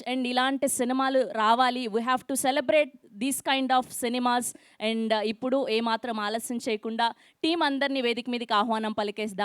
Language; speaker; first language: Telugu; native; Telugu